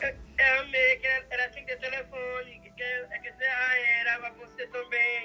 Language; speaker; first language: Portuguese; native; Portuguese